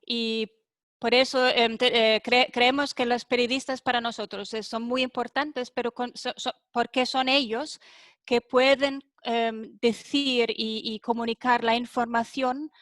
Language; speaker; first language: Spanish; non-native, fluent; German